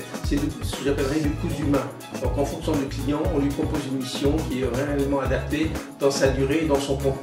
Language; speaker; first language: French; native; French